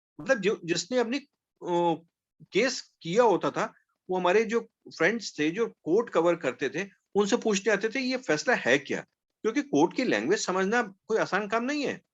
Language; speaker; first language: Hindi; non-native, local second language; Punjabi